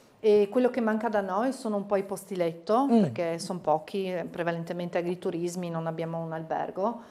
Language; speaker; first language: Italian; native; Italian